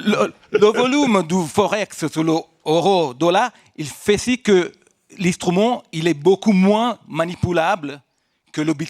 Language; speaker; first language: French; non-native, fluent; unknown